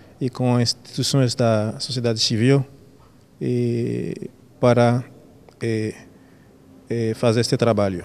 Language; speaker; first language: Portuguese; non-native, fluent; Haitian Creole